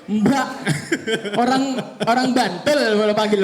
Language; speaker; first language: Indonesian; native; Indonesian